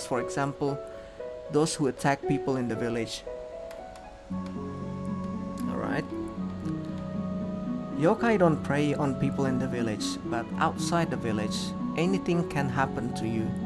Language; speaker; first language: English; non-native, fluent; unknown